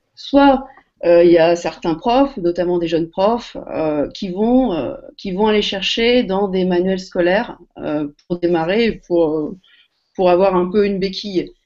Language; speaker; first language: French; native; French